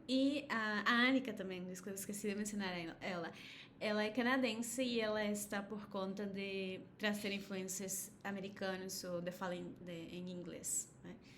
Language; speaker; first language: Portuguese; non-native, fluent; Spanish